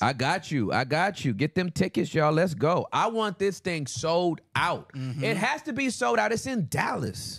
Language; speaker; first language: English; native; English